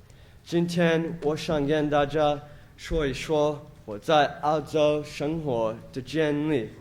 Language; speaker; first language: Chinese; non-native, fluent; English